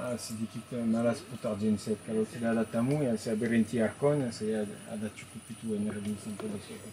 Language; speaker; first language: Indonesian; non-native, fluent; French